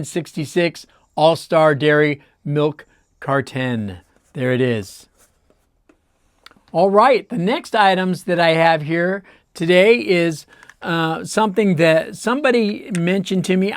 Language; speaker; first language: English; native; English